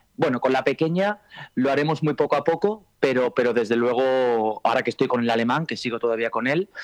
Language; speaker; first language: Spanish; native; Spanish